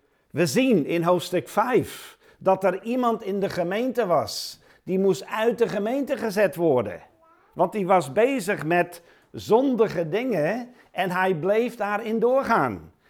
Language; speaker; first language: Dutch; native; Dutch